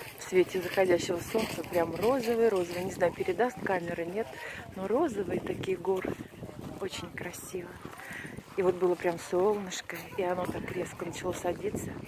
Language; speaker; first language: Russian; native; Russian